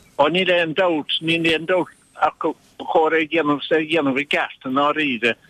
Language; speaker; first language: Irish; native; Irish